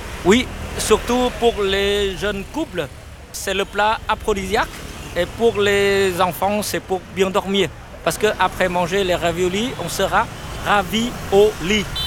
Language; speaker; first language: French; non-native, fluent; Vietnamese